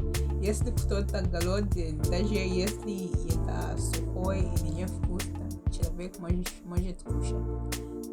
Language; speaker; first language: Russian; non-native, learner; English